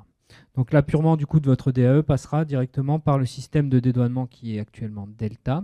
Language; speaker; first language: French; native; French